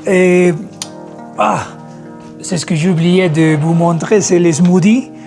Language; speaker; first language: French; non-native, learner; Spanish